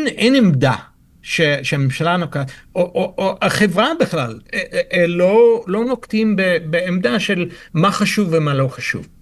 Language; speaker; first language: Hebrew; non-native, fluent; English